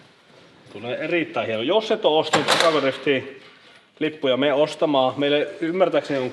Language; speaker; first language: Finnish; native; Finnish